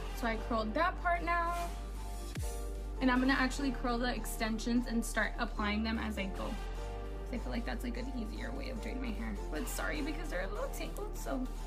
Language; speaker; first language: English; early bilingual, other home language; Spanish